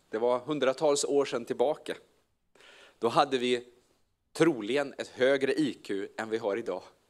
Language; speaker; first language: Swedish; native; Swedish